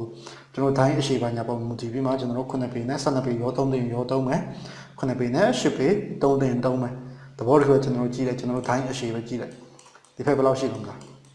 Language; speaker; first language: Burmese; native; Burmese